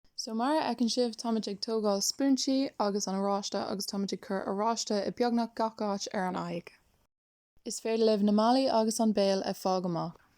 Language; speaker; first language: Irish; non-native, local second language; English